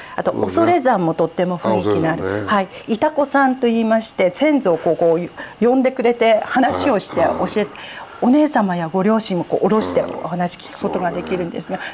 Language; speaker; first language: Japanese; native; Japanese